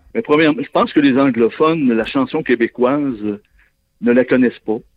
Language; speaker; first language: French; native; French